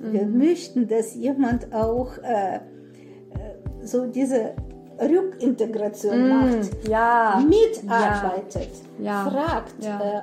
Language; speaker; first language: German; non-native, fluent; Russian